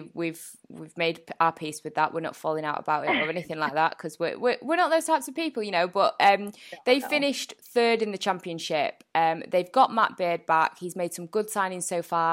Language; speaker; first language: English; native; English